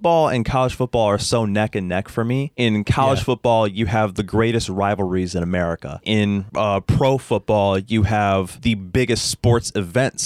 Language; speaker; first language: English; native; English